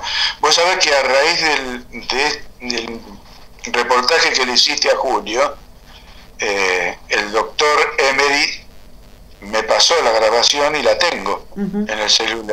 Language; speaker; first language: Spanish; native; Spanish